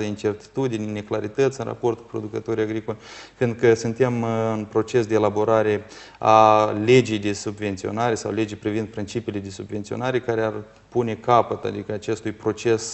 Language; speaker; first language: Romanian; native; Romanian